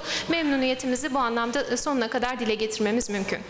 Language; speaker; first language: Turkish; native; Turkish